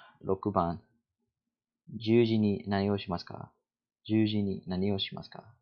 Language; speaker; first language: Japanese; non-native, learner; English